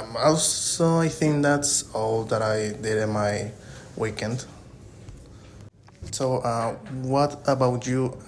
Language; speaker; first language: English; non-native, learner; Spanish